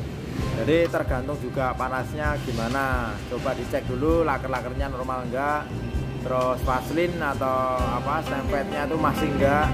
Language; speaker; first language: Indonesian; non-native, local second language; Javanese